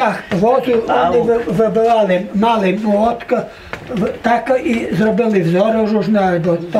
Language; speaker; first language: Polish; non-native, local second language; Rusyn